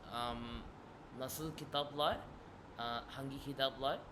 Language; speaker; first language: Turkish; non-native, learner; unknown